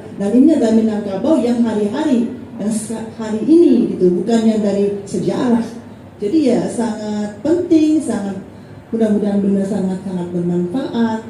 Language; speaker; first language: Indonesian; native; Indonesian